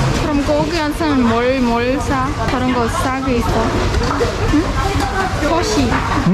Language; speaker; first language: Korean; non-native, learner; Khmer